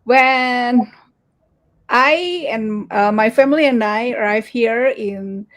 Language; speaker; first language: English; non-native, learner; Indonesian